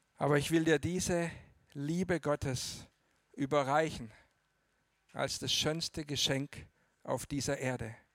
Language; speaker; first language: German; native; German